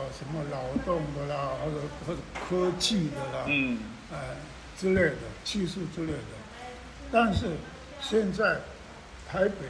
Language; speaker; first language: Chinese; native; Chinese